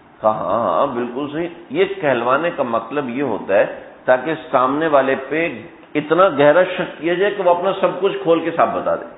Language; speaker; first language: Urdu; non-native, local second language; Punjabi